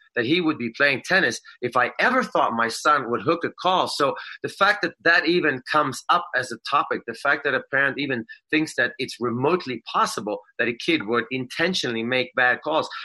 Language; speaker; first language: English; non-native, fluent; Swedish